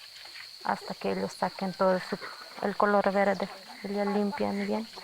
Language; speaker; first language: Spanish; non-native, local second language; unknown